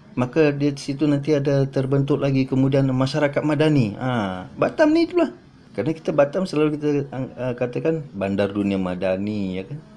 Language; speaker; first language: Malay; native; Malay